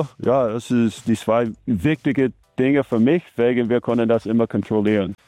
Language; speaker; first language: German; non-native, fluent; English